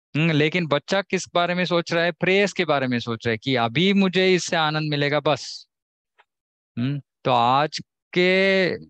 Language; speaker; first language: Hindi; non-native, local second language; Kannada